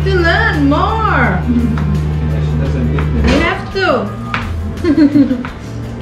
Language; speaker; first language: English; non-native, learner; Indonesian